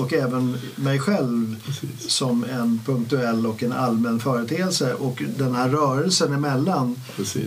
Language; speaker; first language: Swedish; native; Swedish